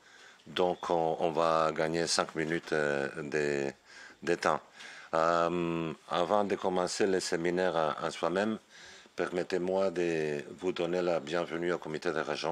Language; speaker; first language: French; non-native, fluent; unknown